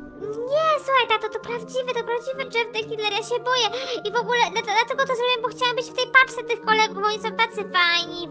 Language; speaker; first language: Polish; native; Polish